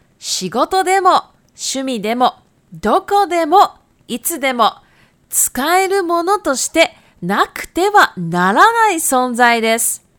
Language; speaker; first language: Japanese; non-native, fluent; Chinese